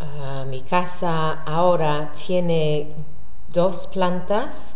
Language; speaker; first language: Spanish; non-native, learner; English